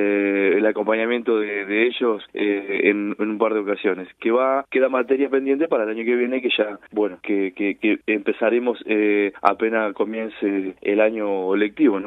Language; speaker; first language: Spanish; native; Spanish